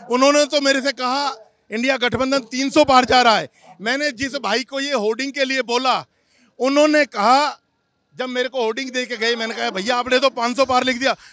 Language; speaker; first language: Hindi; native; Hindi